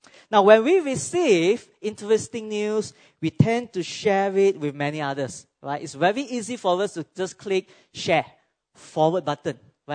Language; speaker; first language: English; non-native, local second language; Cantonese